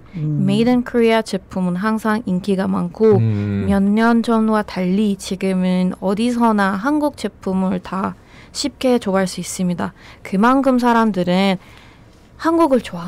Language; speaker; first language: Korean; non-native, fluent; Persian